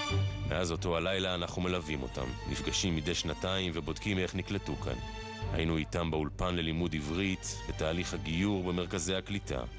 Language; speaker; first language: Hebrew; native; Hebrew